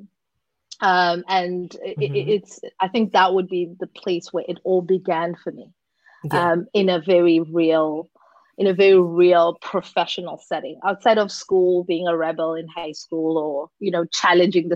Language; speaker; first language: English; non-native, local second language; Xhosa